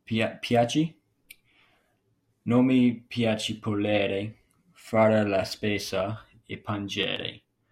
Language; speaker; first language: Italian; non-native, learner; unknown